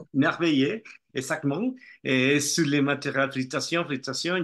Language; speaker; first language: French; non-native, fluent; Spanish